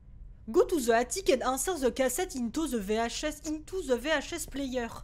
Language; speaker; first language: English; non-native, learner; French